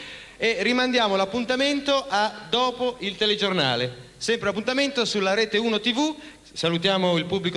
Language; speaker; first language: Italian; native; Italian